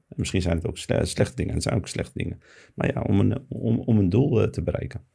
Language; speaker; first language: Dutch; early bilingual, other home language; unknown